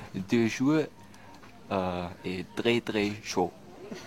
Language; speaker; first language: French; native; French